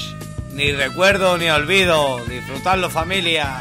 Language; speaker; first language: Spanish; native; Spanish